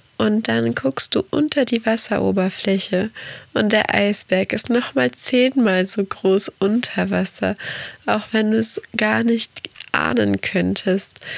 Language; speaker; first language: German; early bilingual, other home language; Portuguese